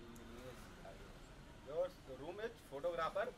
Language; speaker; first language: English; non-native, learner; Hindi